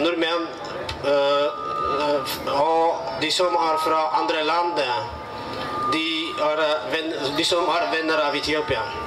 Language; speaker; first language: Norwegian; non-native, learner; Amharic